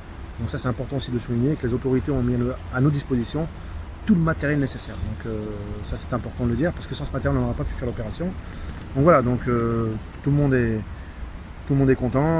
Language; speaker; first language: French; non-native, local second language; Arabic